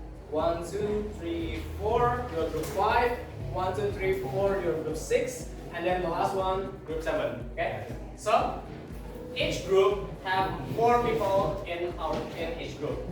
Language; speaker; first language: English; non-native, learner; Indonesian